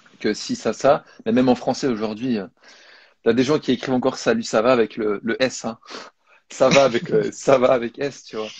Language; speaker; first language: French; native; French